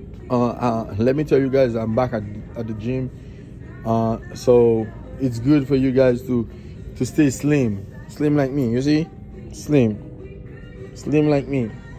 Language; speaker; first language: English; non-native, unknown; Haitian Creole